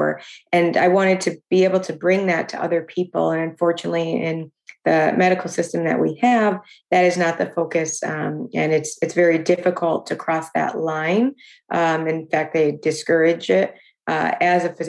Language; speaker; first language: English; native; English